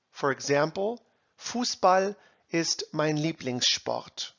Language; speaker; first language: German; non-native, fluent; English